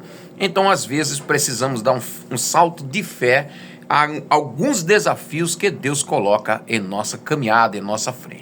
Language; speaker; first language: Portuguese; native; Portuguese